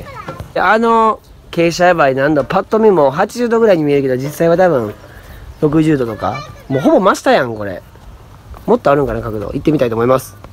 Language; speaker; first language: Japanese; native; Japanese